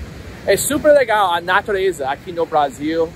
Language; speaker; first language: Portuguese; non-native, fluent; English